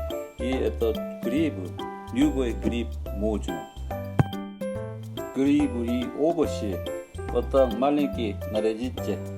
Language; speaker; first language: Russian; non-native, learner; Korean